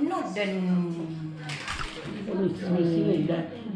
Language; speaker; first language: Italian; non-native, learner; Thai